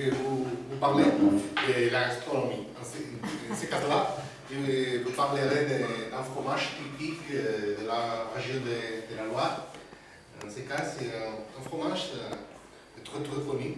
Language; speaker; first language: French; non-native, learner; Spanish